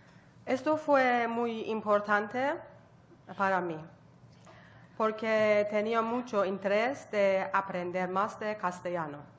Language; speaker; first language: Spanish; non-native, learner; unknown